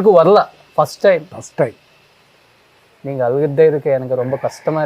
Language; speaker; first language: Tamil; non-native, local second language; Telugu